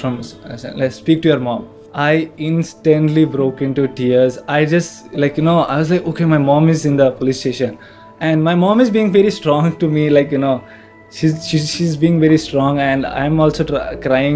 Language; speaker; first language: English; non-native, local second language; Kashmiri